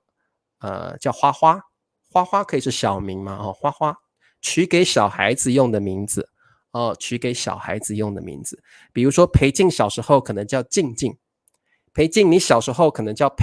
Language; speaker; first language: Chinese; native; Chinese